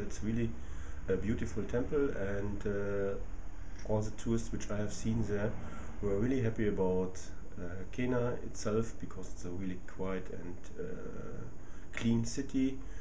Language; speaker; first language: English; non-native, fluent; German